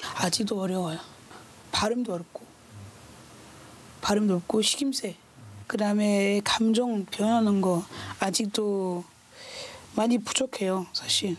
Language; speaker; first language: Korean; non-native, learner; French